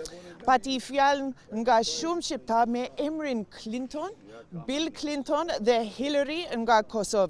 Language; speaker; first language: Albanian; non-native, learner; English